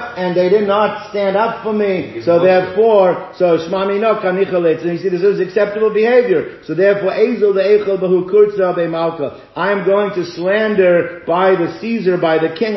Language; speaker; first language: English; native; English